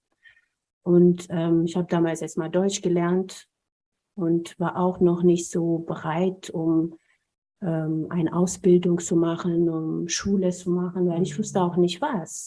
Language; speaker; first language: German; non-native, fluent; Amharic